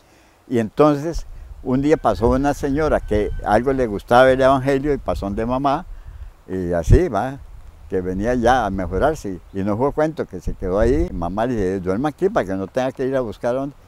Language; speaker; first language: Spanish; native; Spanish